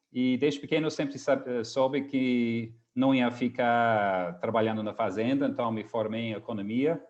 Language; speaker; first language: Portuguese; non-native, fluent; English